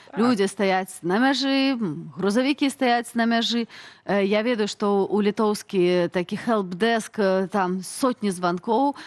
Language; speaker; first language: Belarusian; native; Belarusian